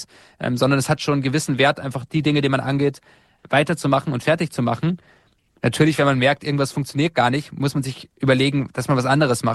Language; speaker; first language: German; native; German